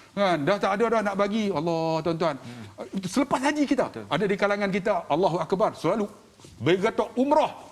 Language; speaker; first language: Malay; native; Malay